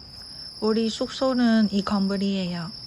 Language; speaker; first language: Korean; non-native, fluent; Cantonese